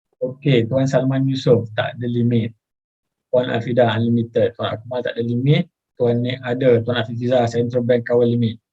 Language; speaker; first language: Malay; native; Malay